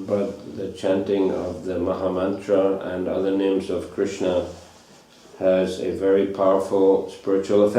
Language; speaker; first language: English; non-native, fluent; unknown